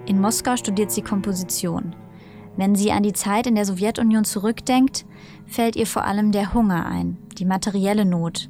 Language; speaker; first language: German; native; German